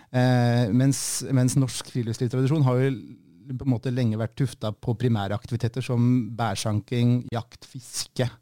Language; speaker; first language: Norwegian; native; Norwegian